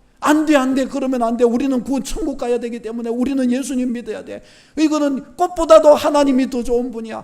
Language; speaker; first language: Korean; native; Korean